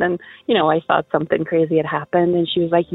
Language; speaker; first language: English; native; English